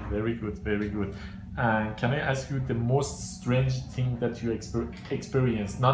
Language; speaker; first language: English; non-native, fluent; Persian